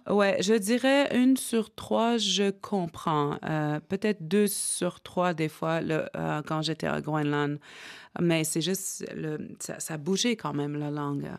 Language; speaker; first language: French; non-native, local second language; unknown